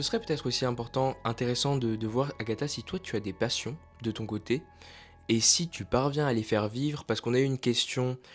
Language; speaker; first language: French; native; French